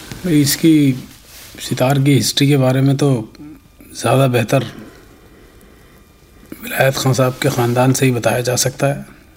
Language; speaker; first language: Hindi; native; Hindi